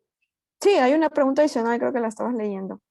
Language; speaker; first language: Spanish; native; Spanish